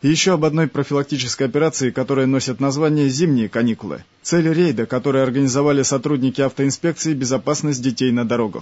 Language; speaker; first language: Russian; native; Russian